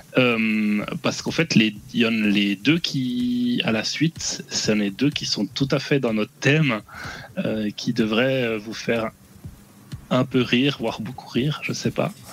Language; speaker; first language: French; native; French